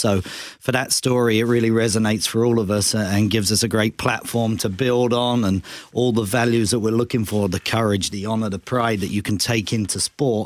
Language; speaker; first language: English; native; English